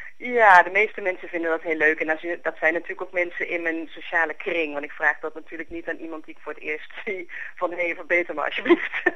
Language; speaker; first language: Dutch; native; Dutch